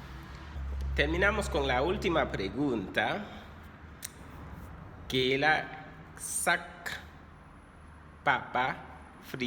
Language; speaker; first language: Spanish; non-native, fluent; Haitian Creole